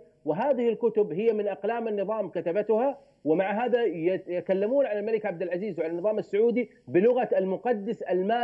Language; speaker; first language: Arabic; native; Arabic